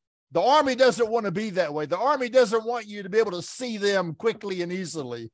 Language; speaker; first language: English; native; English